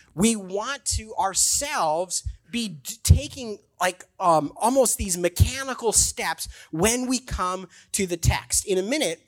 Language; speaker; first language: English; native; English